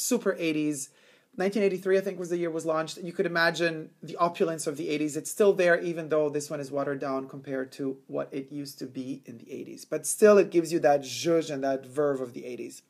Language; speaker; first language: English; native; English